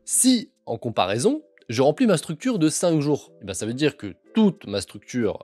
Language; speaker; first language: French; native; French